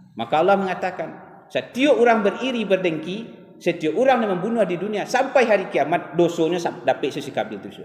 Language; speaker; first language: Malay; non-native, local second language; Minangkabau